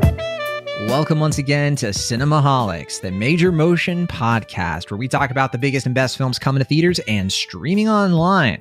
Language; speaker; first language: English; native; English